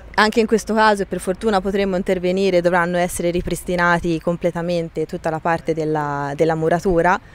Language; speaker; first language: Italian; native; Italian